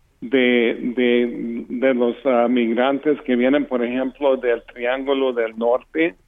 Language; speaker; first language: Spanish; early bilingual, heritage; English